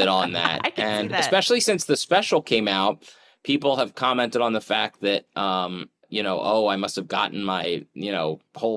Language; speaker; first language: English; native; English